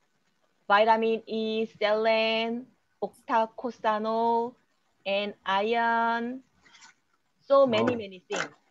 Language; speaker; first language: English; non-native, learner; Korean